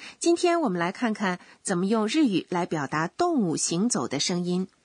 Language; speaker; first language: Chinese; native; Chinese